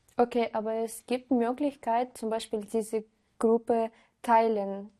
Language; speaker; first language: German; non-native, learner; Russian